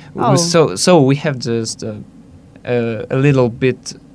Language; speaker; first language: English; non-native, learner; Hungarian